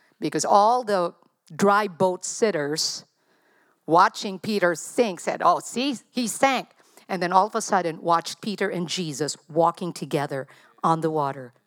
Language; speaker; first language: English; non-native, local second language; Filipino